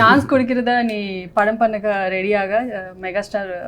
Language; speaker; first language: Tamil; non-native, learner; Telugu